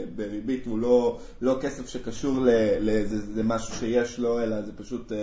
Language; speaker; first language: Hebrew; early bilingual, other home language; Amharic